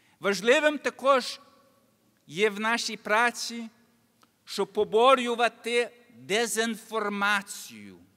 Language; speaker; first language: Ukrainian; early bilingual, heritage; Ukrainian